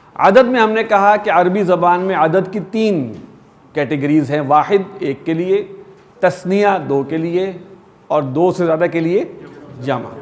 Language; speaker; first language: Urdu; native; Urdu